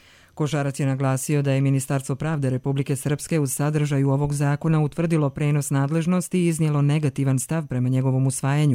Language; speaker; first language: Croatian; native; Croatian